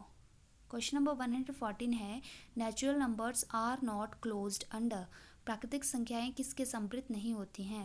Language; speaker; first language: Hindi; native; Hindi